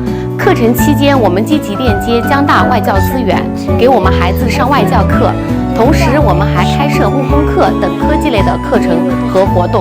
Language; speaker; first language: Chinese; native; Chinese